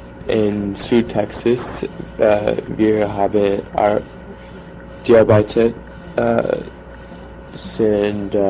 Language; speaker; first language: German; non-native, learner; English